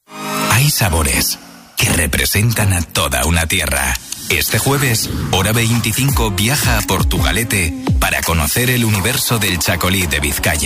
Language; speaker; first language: Spanish; native; Spanish